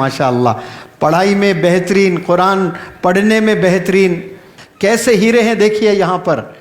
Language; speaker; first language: Urdu; native; Urdu